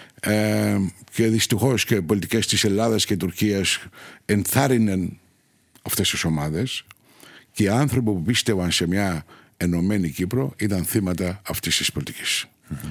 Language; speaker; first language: Greek; non-native, local second language; Turkish